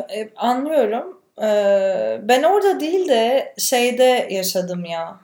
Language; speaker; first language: Turkish; native; Turkish